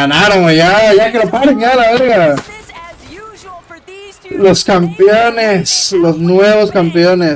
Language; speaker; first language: Spanish; native; Spanish